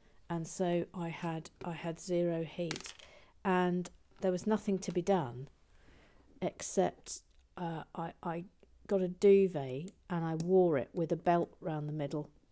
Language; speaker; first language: English; native; English